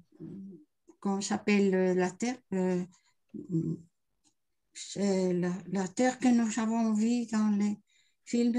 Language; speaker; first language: French; non-native, learner; Spanish